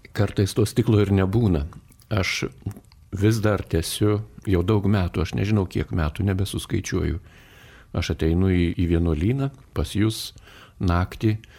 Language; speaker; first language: Lithuanian; native; Lithuanian